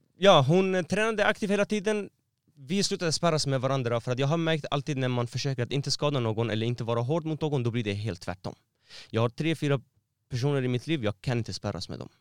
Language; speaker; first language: Swedish; non-native, fluent; Persian